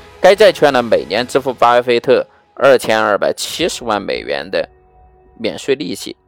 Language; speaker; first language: Chinese; native; Chinese